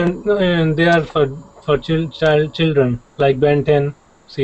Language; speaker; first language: English; non-native, learner; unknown